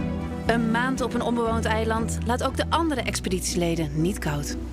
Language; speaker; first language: Dutch; native; Dutch